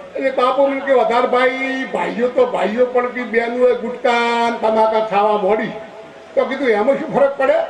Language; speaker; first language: Gujarati; native; Gujarati